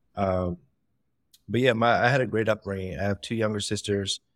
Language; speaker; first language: English; native; English